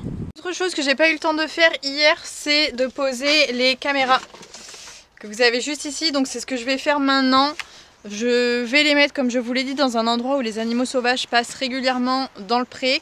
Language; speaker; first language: French; native; French